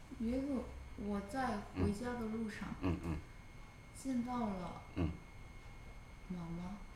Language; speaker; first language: Chinese; non-native, learner; Korean